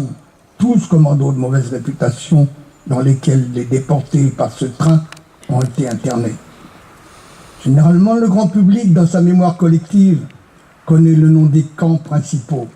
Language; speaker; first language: French; native; French